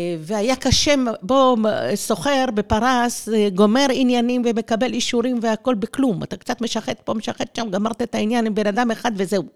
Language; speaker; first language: Hebrew; early bilingual, other home language; Persian